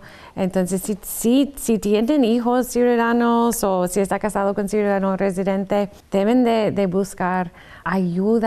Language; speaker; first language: Spanish; non-native, fluent; English